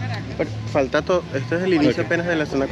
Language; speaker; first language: Spanish; native; Spanish